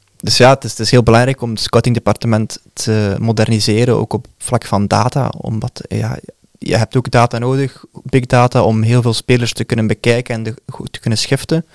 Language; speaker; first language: Dutch; native; Dutch